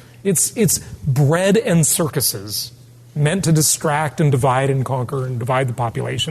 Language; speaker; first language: English; native; English